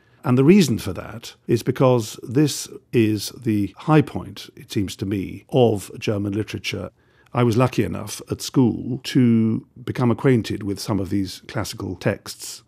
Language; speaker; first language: English; native; English